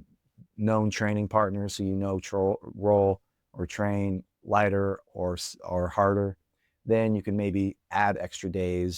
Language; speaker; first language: English; native; English